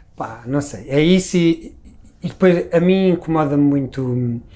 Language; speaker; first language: Portuguese; native; Portuguese